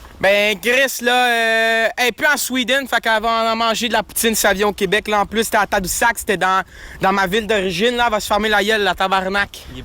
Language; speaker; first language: French; native; French